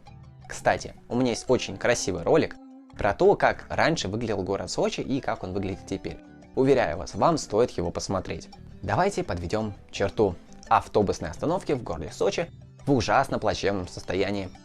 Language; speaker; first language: Russian; native; Russian